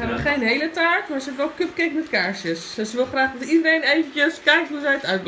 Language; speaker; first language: Dutch; native; Dutch